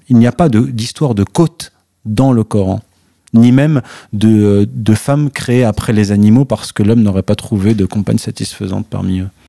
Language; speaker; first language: French; early bilingual, other home language; Arabic